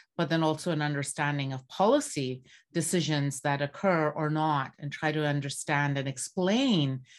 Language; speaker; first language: English; non-native, local second language; Bangla